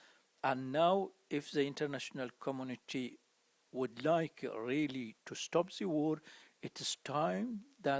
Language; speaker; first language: English; non-native, fluent; Persian